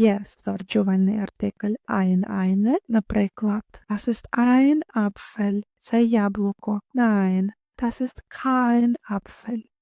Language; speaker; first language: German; non-native, fluent; Ukrainian